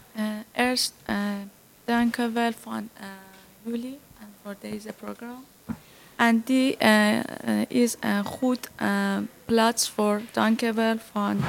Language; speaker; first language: Dutch; non-native, learner; Persian